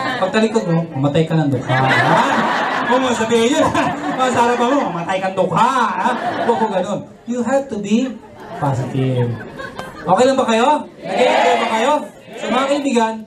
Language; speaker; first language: Filipino; non-native, local second language; Pangasinan